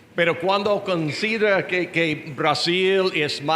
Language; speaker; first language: Spanish; non-native, learner; English